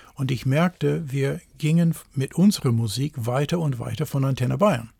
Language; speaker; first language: German; non-native, fluent; English